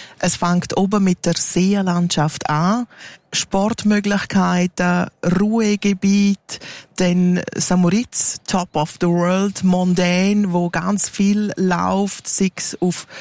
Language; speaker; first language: German; non-native, local second language; Romansh